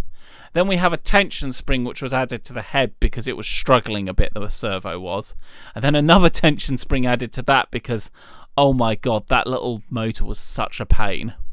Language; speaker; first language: English; native; English